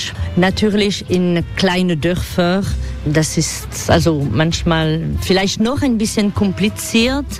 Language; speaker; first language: German; non-native, fluent; French